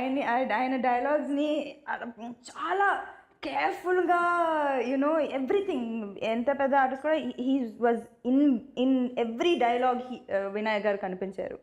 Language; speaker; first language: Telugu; non-native, fluent; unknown